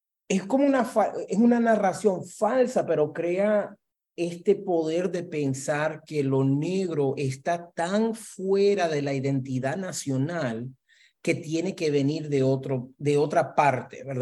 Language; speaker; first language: Spanish; early bilingual, heritage; Spanish